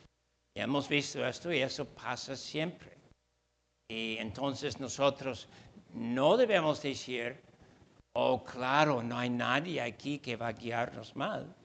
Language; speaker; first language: Spanish; non-native, fluent; English